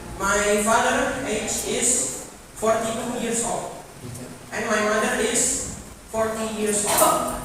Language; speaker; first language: English; non-native, learner; Indonesian